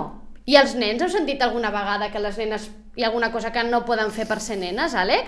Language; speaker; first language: Catalan; native; Catalan